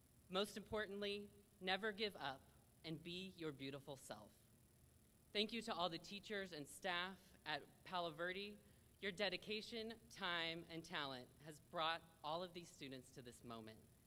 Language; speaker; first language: English; native; English